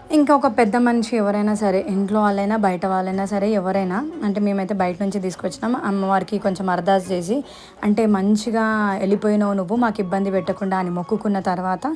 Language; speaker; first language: Telugu; non-native, local second language; Lambadi